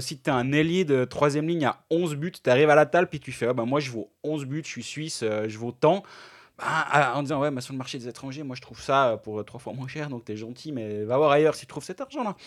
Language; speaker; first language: French; native; French